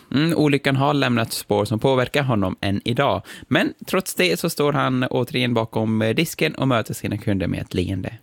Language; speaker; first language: Swedish; native; Swedish